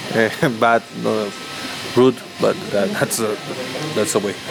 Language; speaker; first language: English; non-native, learner; Spanish